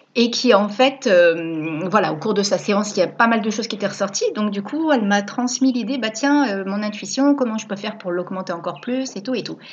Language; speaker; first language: French; native; French